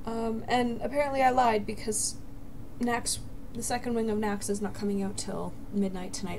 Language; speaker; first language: English; native; English